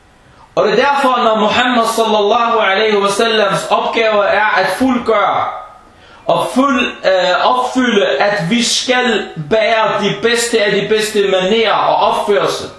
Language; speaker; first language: Danish; non-native, fluent; Arabic